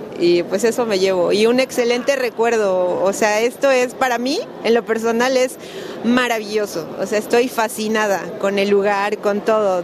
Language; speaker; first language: Spanish; native; Spanish